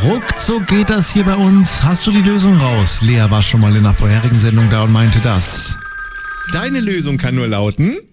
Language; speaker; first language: German; native; German